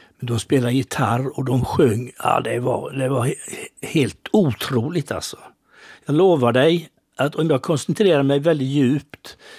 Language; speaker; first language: Swedish; native; Swedish